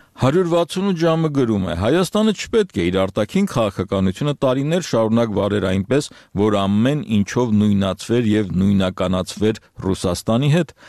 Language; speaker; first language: Armenian; native; Armenian